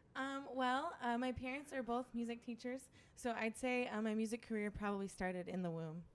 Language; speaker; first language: English; native; English